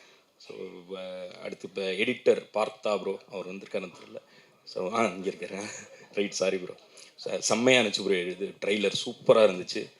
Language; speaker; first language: Tamil; native; Tamil